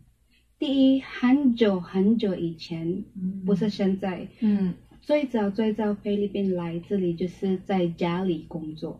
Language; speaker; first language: Chinese; non-native, learner; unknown